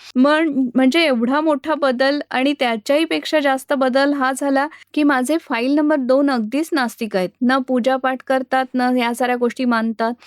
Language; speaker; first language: Marathi; non-native, local second language; Gujarati